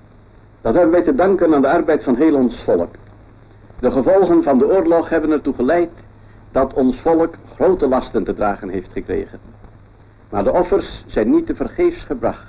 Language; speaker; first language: Dutch; native; Dutch